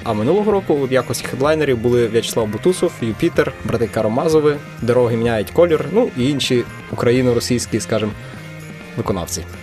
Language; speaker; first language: Ukrainian; native; Ukrainian